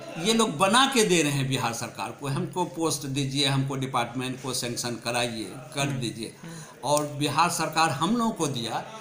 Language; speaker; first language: Hindi; native; Hindi